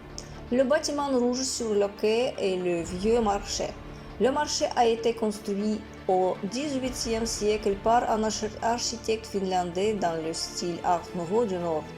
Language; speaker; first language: French; non-native, fluent; Russian